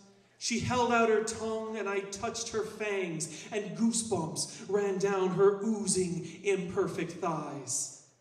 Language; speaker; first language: English; native; English